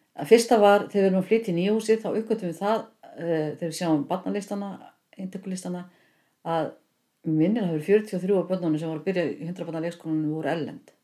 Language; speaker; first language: Icelandic; native; Icelandic